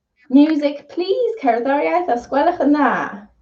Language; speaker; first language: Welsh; non-native, learner; English